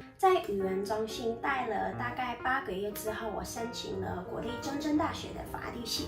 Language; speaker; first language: Chinese; non-native, fluent; Mongolian